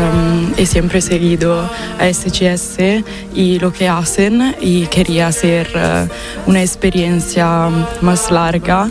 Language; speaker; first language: Spanish; non-native, fluent; Italian